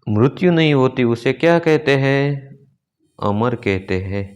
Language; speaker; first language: Hindi; non-native, local second language; Gujarati